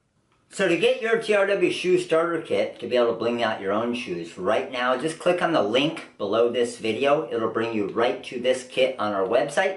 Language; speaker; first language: English; native; English